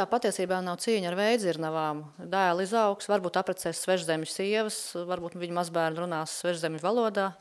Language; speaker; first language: Latvian; native; Latvian